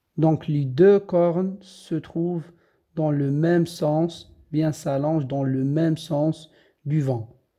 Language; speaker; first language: French; non-native, local second language; Arabic